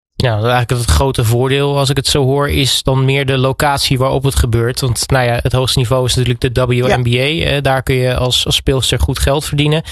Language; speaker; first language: Dutch; native; Dutch